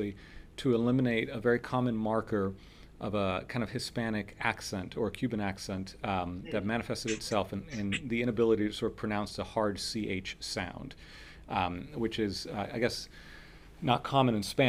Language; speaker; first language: English; early bilingual, other home language; Spanish